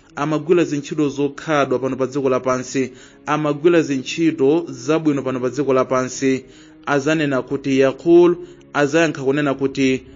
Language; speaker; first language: Nyanja; non-native, local second language; Yao